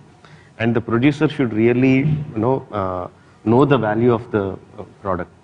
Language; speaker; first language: Tamil; non-native, fluent; Telugu